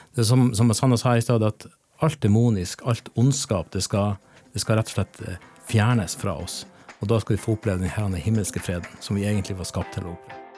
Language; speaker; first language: Norwegian; native; Norwegian